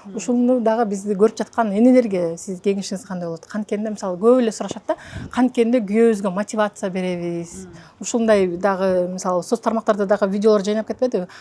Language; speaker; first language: Kyrgyz; native; Kyrgyz